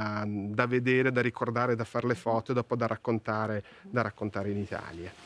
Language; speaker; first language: Italian; non-native, fluent; Serbian